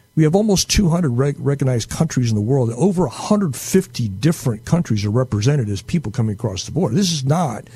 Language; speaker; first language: English; native; English